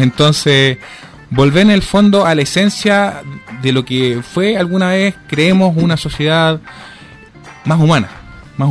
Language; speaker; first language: Spanish; native; Spanish